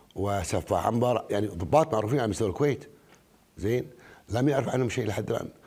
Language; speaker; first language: Arabic; native; Arabic